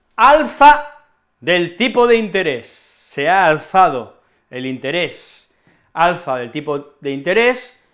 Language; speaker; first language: Spanish; native; Spanish